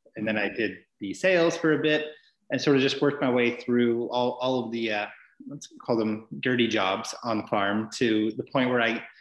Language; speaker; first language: English; native; English